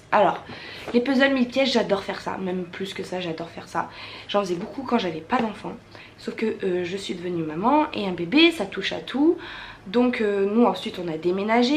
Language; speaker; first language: French; native; French